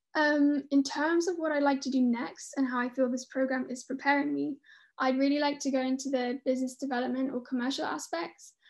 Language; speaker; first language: English; native; English